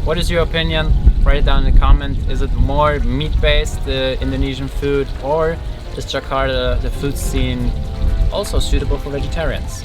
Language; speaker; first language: English; non-native, fluent; German